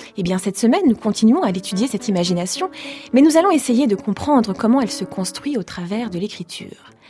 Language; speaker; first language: French; native; French